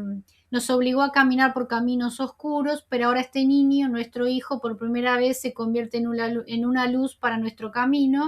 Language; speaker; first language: Spanish; native; Spanish